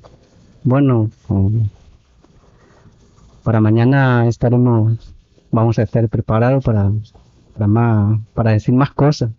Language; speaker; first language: Spanish; non-native, local second language; Guarani